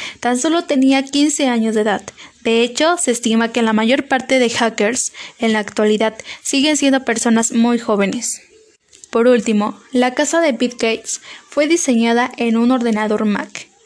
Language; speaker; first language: Spanish; native; Spanish